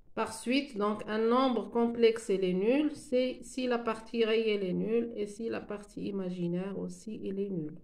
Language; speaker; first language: French; non-native, local second language; Arabic